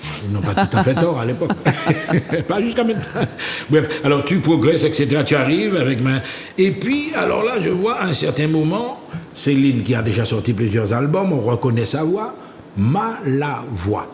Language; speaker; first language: French; native; French